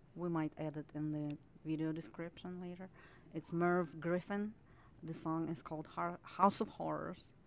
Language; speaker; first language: English; non-native, fluent; Russian